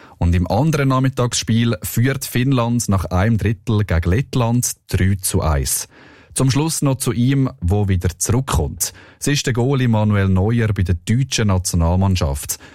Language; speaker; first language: German; native; German